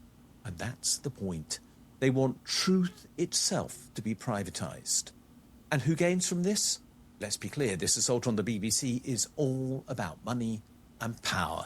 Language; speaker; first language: English; native; English